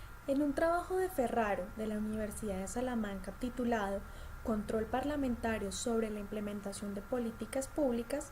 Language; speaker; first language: Spanish; native; Spanish